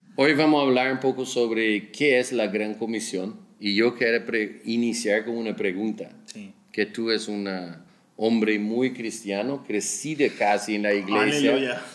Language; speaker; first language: Spanish; non-native, learner; Dutch